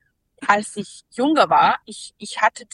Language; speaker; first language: German; non-native, learner; Serbian